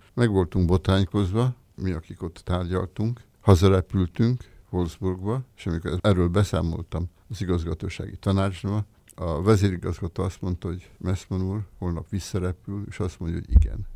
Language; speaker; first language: Hungarian; native; Hungarian